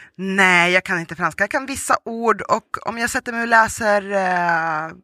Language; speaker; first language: Swedish; early bilingual, other home language; Russian